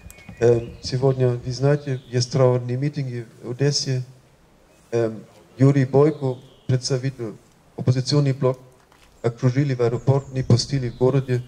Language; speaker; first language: Russian; non-native, fluent; German